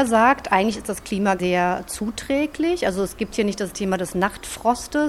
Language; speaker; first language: German; native; German